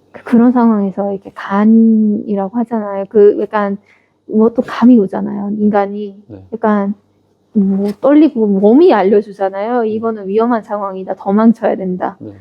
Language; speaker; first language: Korean; native; Korean